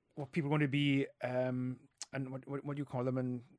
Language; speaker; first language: English; non-native, local second language; Welsh